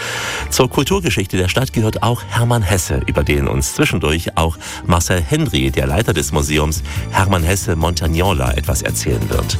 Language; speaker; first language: German; native; German